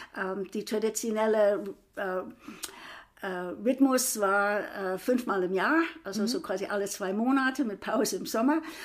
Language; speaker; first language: German; non-native, fluent; English